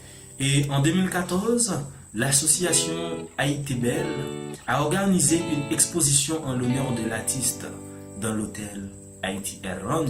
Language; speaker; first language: French; non-native, local second language; Haitian Creole